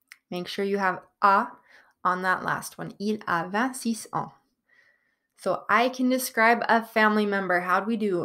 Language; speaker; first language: English; native; English